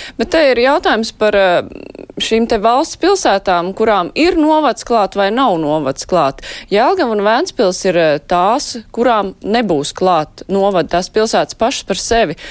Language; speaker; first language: Latvian; native; Latvian